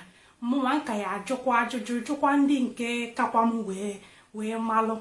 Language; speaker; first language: Igbo; native; Igbo